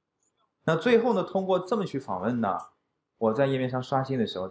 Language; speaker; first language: Chinese; native; Chinese